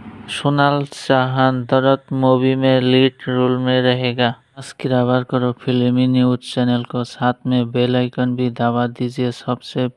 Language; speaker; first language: Hindi; non-native, fluent; Bangla